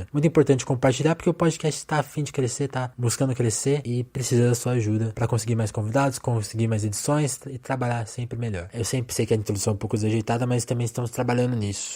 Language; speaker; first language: Portuguese; native; Portuguese